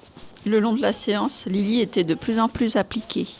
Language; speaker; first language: French; native; French